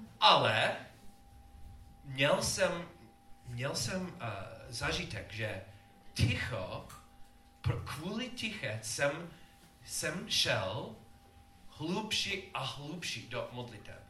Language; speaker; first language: Czech; non-native, learner; English